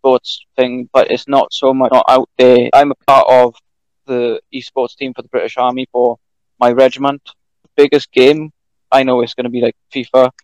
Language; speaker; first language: English; native; English